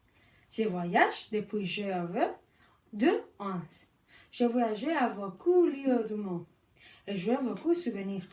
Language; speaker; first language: French; non-native, learner; Spanish